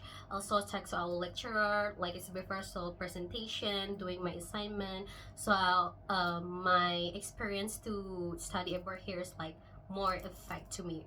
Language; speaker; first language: English; non-native, local second language; Indonesian